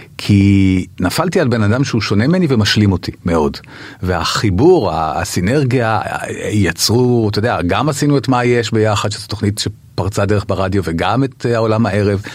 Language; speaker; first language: Hebrew; native; Hebrew